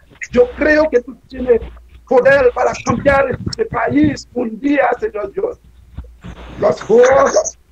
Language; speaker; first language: Spanish; non-native, learner; Haitian Creole